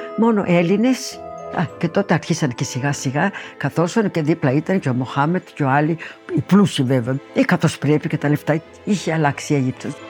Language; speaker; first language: Greek; early bilingual, heritage; Greek